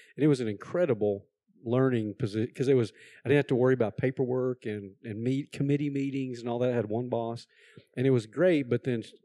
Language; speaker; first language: English; native; English